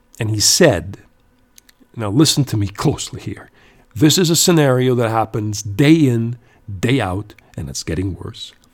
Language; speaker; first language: English; non-native, fluent; German